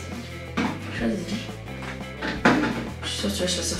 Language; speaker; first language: French; early bilingual, other home language; Russian